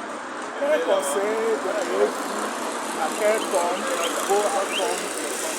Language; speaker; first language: French; non-native, learner; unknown